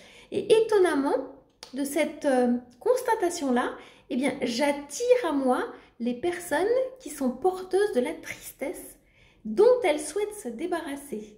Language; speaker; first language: French; native; French